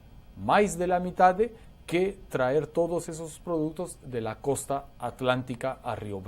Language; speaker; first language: Portuguese; non-native, learner; Spanish